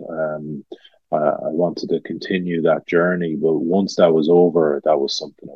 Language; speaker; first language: English; native; English